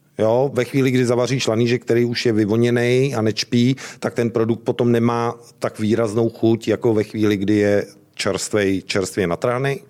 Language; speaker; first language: Czech; native; Czech